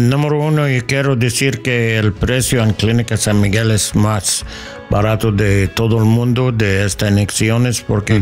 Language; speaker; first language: Spanish; non-native, learner; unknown